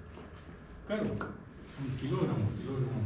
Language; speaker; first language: Spanish; native; Spanish